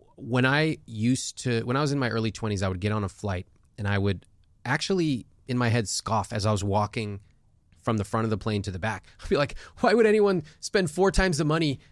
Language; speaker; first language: English; early bilingual, other home language; Hindi